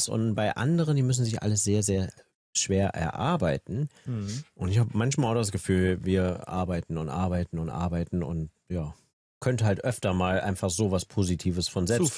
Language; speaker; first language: German; native; German